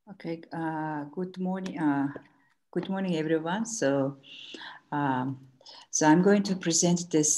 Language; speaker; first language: English; non-native, learner; Mongolian